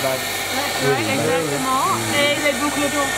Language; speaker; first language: French; non-native, fluent; English